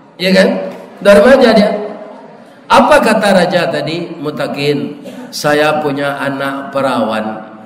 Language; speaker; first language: Malay; non-native, local second language; Minangkabau